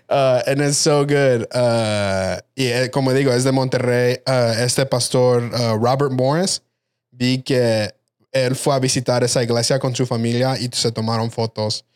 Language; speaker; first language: Spanish; early bilingual, heritage; Spanish